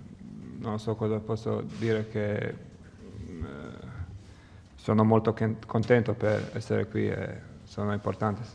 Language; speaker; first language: Italian; non-native, learner; Croatian